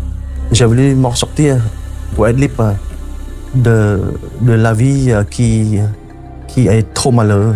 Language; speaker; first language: French; non-native, fluent; Khmer